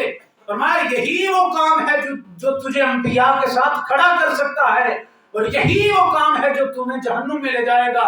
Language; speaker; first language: Urdu; native; Urdu